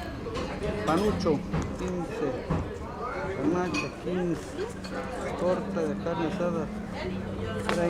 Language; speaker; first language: Spanish; native; Spanish